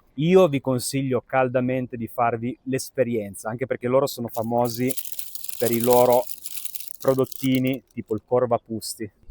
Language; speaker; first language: Italian; native; Italian